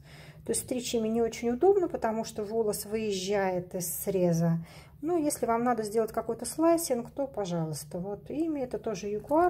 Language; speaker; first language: Russian; native; Russian